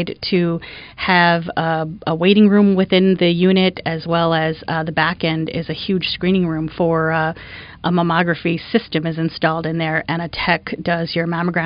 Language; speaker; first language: English; non-native, local second language; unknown